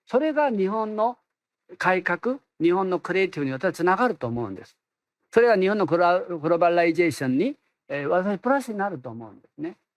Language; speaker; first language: Japanese; non-native, fluent; Korean